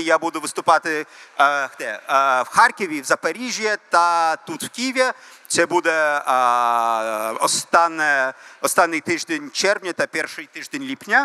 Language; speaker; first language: Ukrainian; early bilingual, heritage; Ukrainian